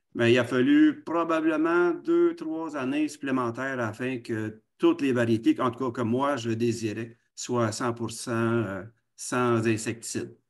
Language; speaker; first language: French; native; French